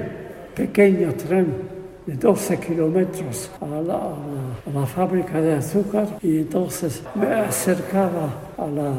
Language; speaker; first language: Spanish; non-native, fluent; Polish